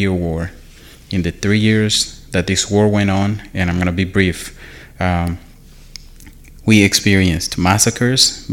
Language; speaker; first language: English; non-native, local second language; Kinyarwanda